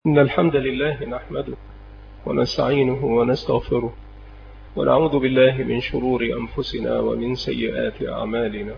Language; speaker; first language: Arabic; native; Arabic